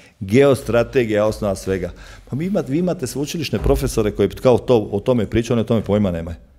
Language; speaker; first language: Croatian; native; Croatian